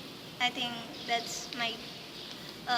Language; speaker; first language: English; non-native, learner; Indonesian